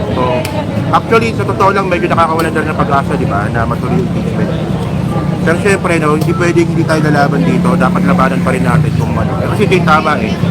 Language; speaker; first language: Filipino; native; Filipino